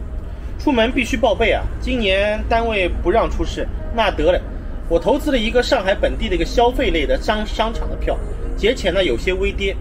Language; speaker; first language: Chinese; native; Chinese